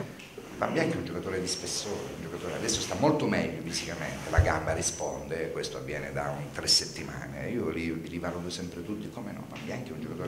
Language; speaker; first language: Italian; native; Italian